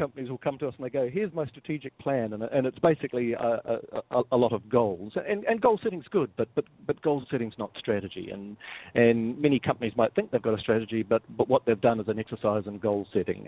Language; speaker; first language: English; native; English